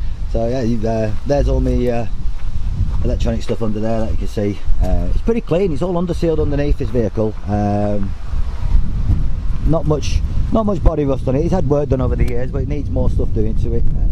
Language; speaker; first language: English; native; English